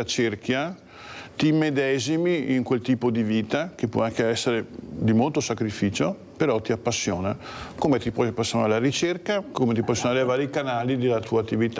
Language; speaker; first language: Italian; native; Italian